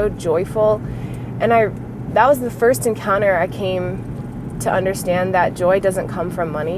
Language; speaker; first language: English; native; English